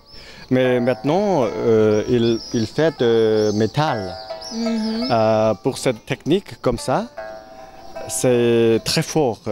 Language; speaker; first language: French; non-native, learner; Chinese